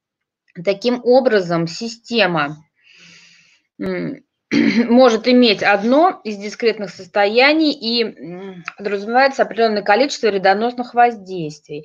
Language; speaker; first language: Russian; native; Russian